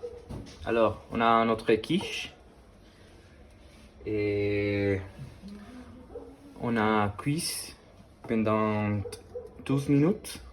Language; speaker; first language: French; non-native, learner; Spanish